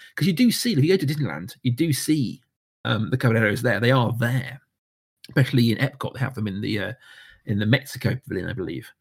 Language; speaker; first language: English; native; English